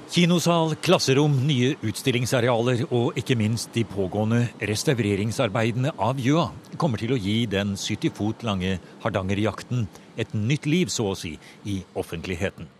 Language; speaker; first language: Norwegian; native; Norwegian